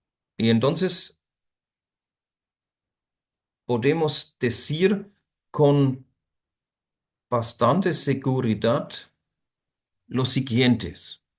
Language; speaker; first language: Spanish; non-native, fluent; German